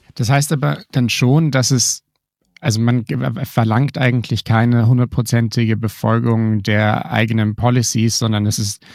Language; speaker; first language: German; native; German